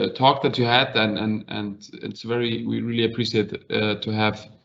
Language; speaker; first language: English; non-native, fluent; Icelandic